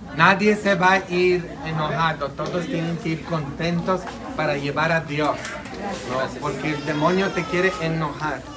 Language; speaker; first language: Spanish; non-native, fluent; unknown